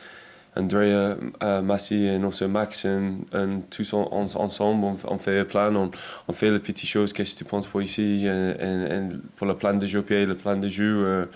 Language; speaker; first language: French; non-native, learner; English